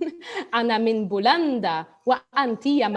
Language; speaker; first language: Arabic; non-native, fluent; Polish